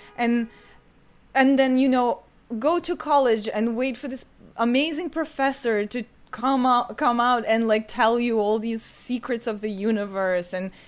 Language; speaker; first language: English; non-native, fluent; Ukrainian